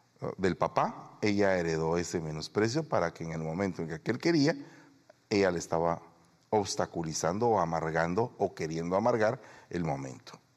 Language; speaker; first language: Spanish; native; Spanish